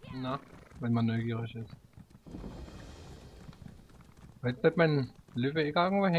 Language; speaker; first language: German; native; German